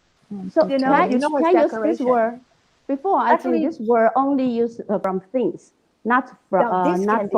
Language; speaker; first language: English; non-native, learner; Chinese